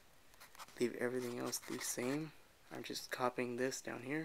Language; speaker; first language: English; native; English